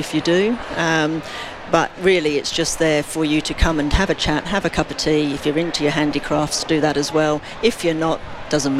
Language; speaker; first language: English; native; English